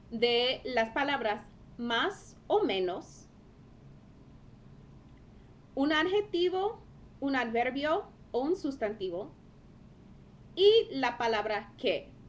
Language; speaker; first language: Spanish; non-native, fluent; English